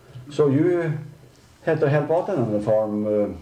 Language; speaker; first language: English; non-native, fluent; Swedish